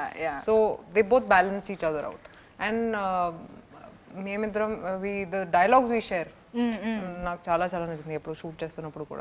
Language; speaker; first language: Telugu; non-native, local second language; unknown